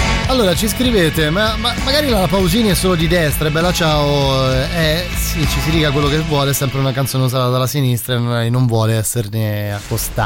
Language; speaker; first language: Italian; native; Italian